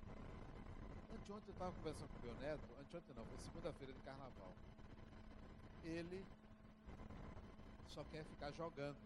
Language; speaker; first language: Portuguese; native; Portuguese